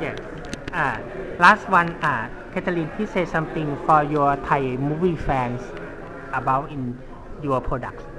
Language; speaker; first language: English; non-native, learner; Thai